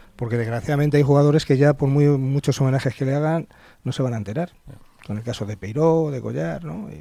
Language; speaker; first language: Spanish; native; Spanish